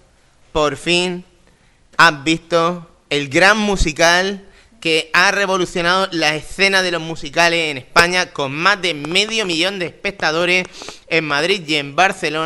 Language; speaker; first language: Spanish; native; Spanish